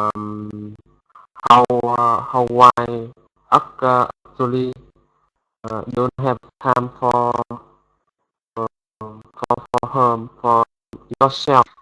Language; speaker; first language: English; non-native, learner; Vietnamese